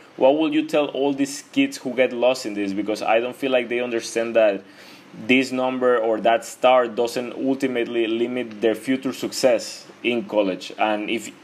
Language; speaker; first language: English; non-native, fluent; Spanish